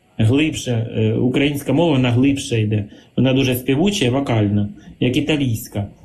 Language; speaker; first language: Ukrainian; non-native, local second language; Russian